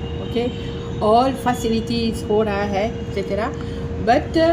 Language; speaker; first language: Hindi; non-native, fluent; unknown